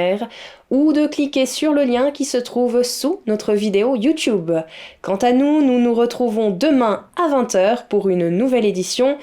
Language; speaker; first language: French; native; French